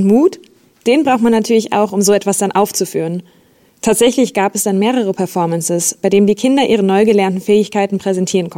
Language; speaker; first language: German; native; German